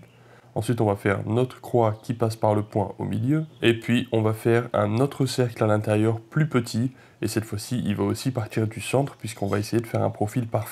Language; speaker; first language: French; native; French